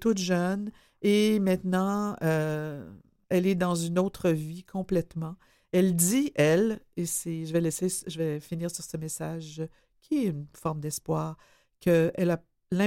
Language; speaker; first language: French; native; French